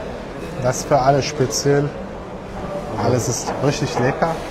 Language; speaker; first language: German; non-native, learner; Turkish